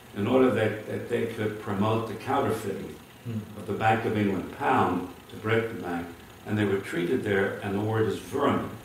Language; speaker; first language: English; early bilingual, other home language; Hungarian